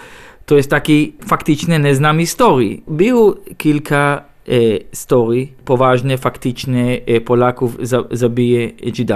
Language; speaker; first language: Polish; non-native, learner; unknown